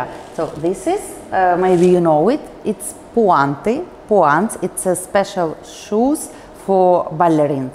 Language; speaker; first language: English; non-native, fluent; Russian